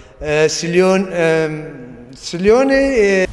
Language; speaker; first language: Russian; non-native, learner; Turkish